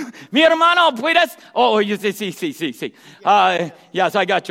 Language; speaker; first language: Spanish; non-native, learner; English